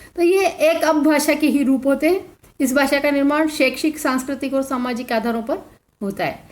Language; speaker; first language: Hindi; native; Hindi